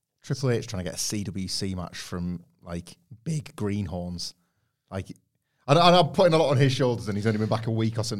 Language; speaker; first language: English; native; English